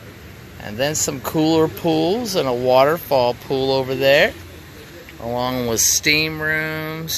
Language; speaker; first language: English; native; English